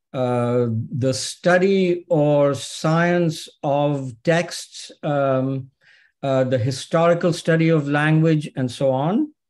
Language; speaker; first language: English; non-native, local second language; Urdu